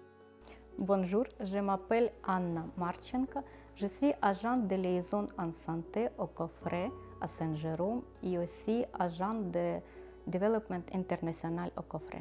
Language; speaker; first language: French; non-native, learner; Ukrainian